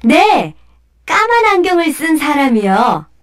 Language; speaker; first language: Korean; non-native, learner; Indonesian